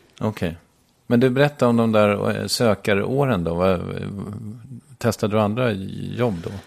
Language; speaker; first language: Swedish; native; Swedish